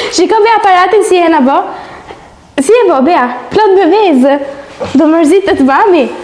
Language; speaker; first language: Albanian; early bilingual, heritage; Albanian